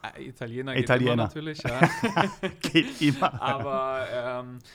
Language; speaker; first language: German; native; German